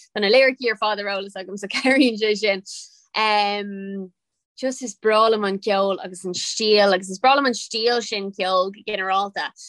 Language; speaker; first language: Irish; non-native, local second language; English